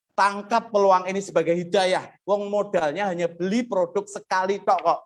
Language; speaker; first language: Indonesian; non-native, local second language; Javanese